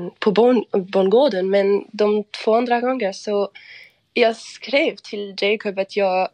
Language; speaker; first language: Swedish; non-native, fluent; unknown